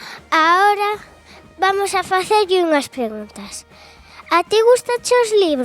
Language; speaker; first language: Galician; non-native, local second language; Spanish